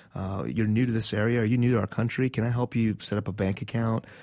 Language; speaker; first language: English; non-native, fluent; Persian